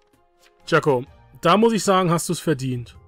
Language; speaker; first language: German; native; German